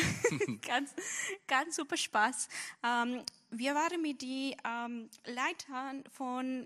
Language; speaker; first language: German; non-native, learner; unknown